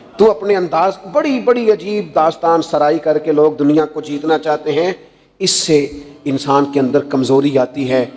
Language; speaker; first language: Urdu; non-native, local second language; Punjabi